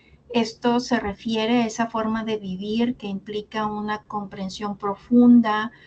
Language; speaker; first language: Spanish; native; Spanish